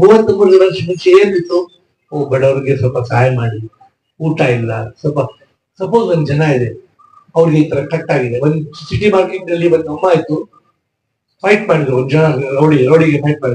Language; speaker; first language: Kannada; non-native, local second language; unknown